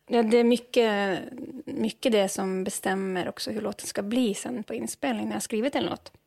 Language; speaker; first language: Swedish; non-native, fluent; Norwegian